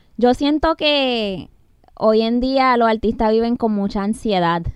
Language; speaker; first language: Spanish; early bilingual, heritage; Spanish